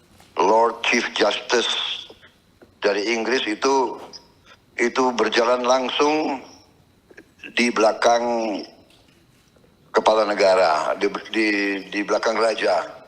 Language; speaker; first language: Indonesian; native; Indonesian